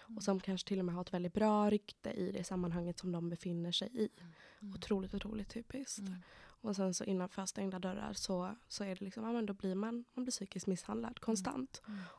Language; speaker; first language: Swedish; early bilingual, other home language; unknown